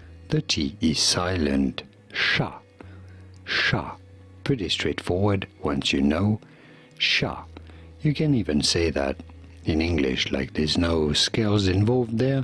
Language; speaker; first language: English; non-native, fluent; French